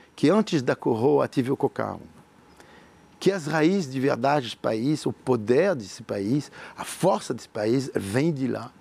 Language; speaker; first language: Portuguese; non-native, fluent; French